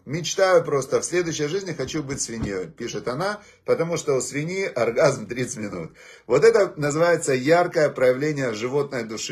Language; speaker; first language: Russian; native; Russian